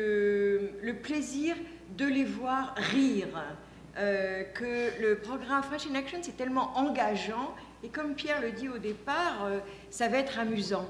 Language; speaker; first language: French; native; French